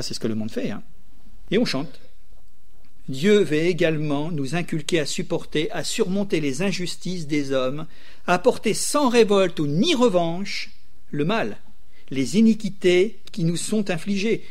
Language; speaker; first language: French; native; French